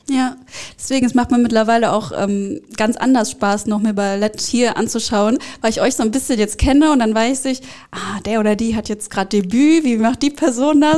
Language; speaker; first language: German; native; German